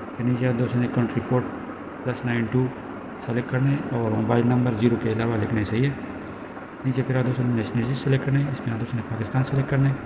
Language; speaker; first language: Urdu; non-native, local second language; Punjabi